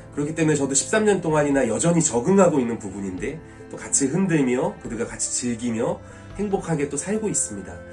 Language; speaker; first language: Korean; native; Korean